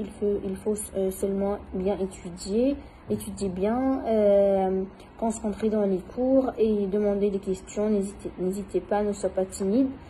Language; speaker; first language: French; non-native, fluent; Arabic